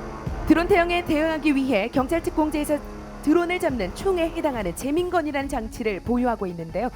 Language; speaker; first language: Korean; native; Korean